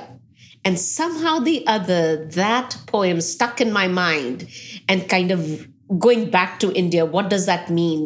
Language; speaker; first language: English; non-native, local second language; Punjabi